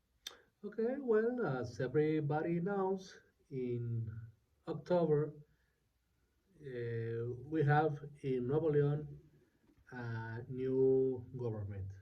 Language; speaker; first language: English; non-native, learner; Spanish